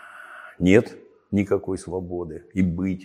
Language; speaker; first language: Russian; native; Russian